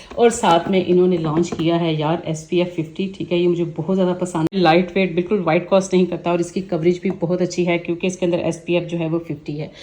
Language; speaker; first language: Urdu; native; Urdu